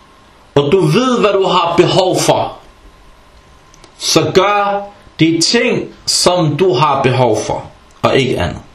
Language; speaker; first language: Danish; early bilingual, other home language; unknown